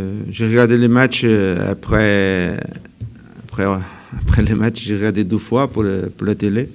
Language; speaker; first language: French; non-native, learner; Portuguese